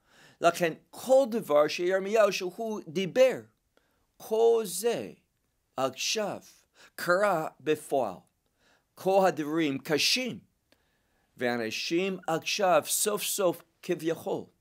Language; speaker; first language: Hebrew; non-native, fluent; English